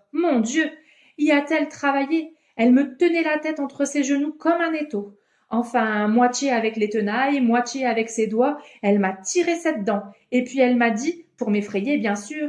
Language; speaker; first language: French; native; French